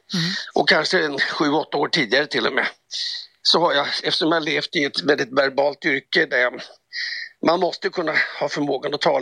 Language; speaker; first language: Swedish; native; Swedish